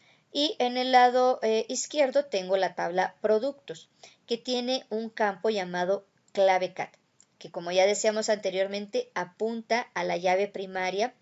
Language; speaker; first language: Spanish; native; Spanish